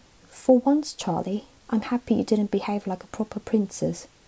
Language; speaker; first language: English; non-native, fluent; Korean